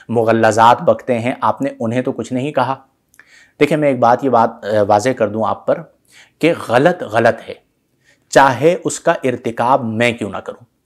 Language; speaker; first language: Urdu; native; Urdu